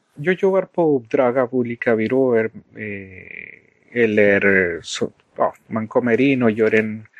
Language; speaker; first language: Swedish; non-native, fluent; Spanish